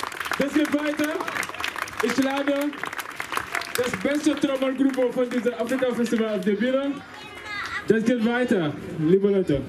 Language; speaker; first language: German; non-native, fluent; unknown